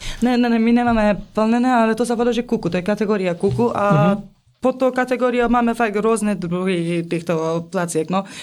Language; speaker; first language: Slovak; non-native, fluent; Persian